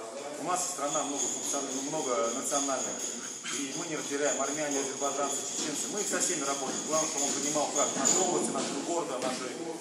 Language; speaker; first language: Russian; native; Russian